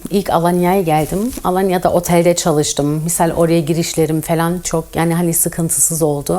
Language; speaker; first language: Turkish; early bilingual, heritage; Turkish